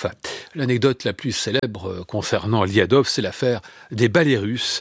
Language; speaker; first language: French; native; French